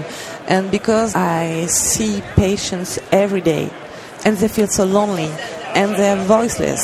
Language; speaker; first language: English; non-native, learner; French